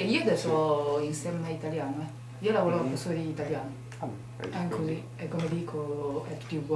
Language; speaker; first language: Italian; non-native, learner; Chinese